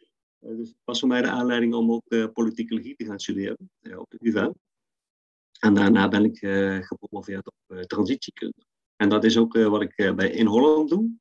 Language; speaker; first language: Dutch; native; Dutch